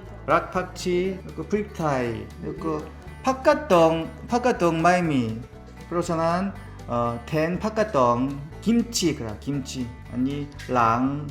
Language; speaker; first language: Thai; non-native, learner; Korean